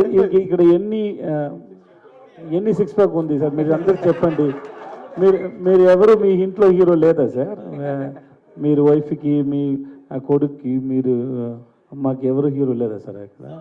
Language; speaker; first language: Telugu; non-native, learner; Tamil